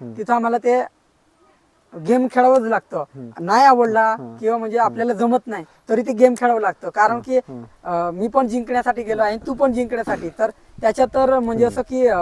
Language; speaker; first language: Marathi; non-native, local second language; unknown